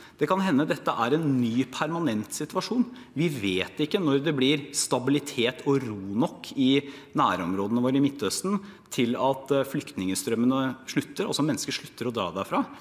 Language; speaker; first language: Norwegian; native; Norwegian